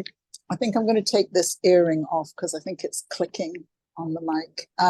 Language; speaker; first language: English; native; English